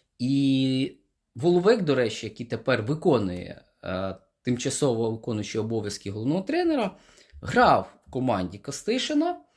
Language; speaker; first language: Ukrainian; native; Ukrainian